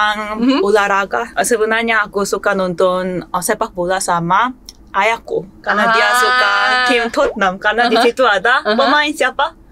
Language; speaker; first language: Indonesian; non-native, fluent; Korean